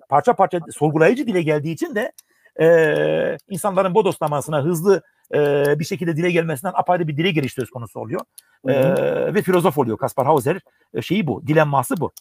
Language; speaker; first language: Turkish; early bilingual, heritage; Turkish